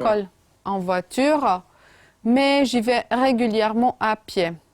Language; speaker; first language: French; non-native, fluent; Romanian